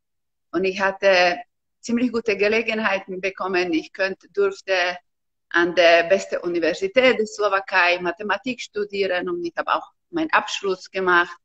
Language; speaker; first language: German; non-native, fluent; Slovak